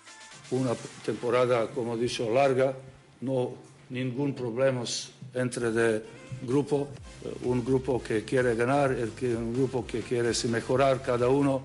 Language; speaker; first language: Spanish; non-native, learner; Serbian